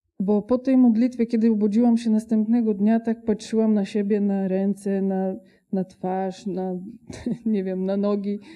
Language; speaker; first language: Polish; non-native, fluent; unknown